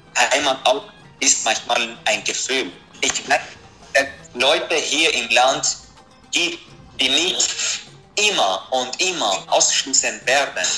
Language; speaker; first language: German; non-native, fluent; Arabic